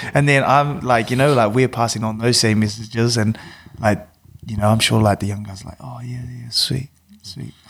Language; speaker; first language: English; native; English